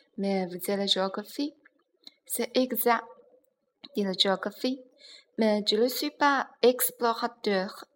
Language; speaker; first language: French; non-native, learner; Chinese